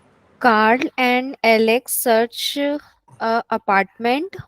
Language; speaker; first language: English; non-native, local second language; Hindi